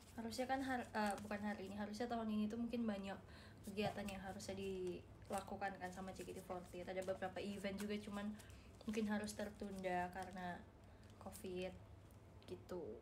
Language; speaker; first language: Indonesian; native; Indonesian